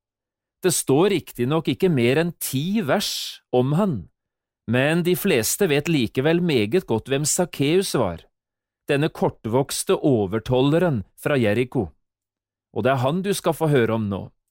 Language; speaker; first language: Norwegian; native; Norwegian